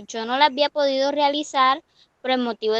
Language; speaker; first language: Spanish; native; Spanish